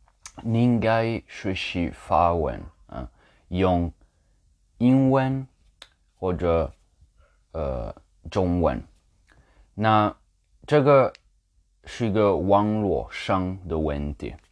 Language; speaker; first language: Chinese; non-native, learner; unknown